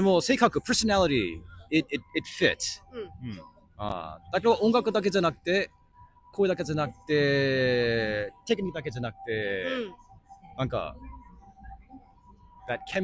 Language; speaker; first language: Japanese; non-native, learner; English